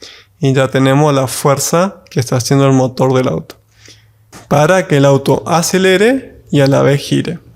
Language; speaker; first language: Spanish; native; Spanish